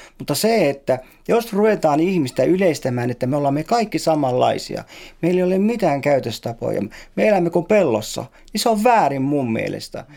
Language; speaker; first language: Finnish; native; Finnish